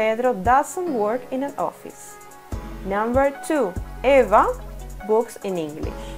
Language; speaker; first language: English; non-native, fluent; Spanish